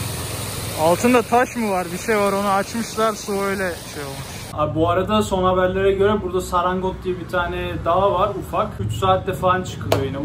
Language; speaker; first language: Turkish; native; Turkish